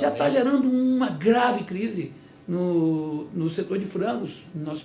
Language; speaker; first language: Portuguese; native; Portuguese